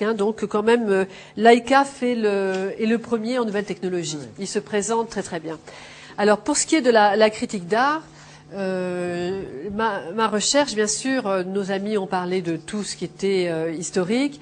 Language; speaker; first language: French; native; French